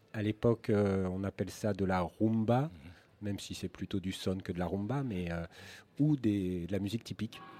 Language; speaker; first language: French; native; French